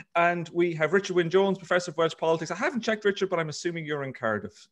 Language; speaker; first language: English; native; English